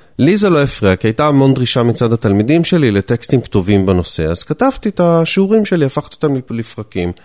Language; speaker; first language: Hebrew; native; Hebrew